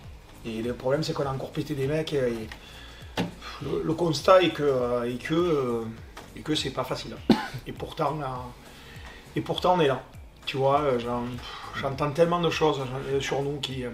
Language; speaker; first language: French; native; French